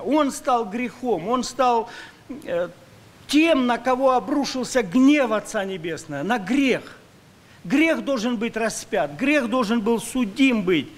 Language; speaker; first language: Russian; native; Russian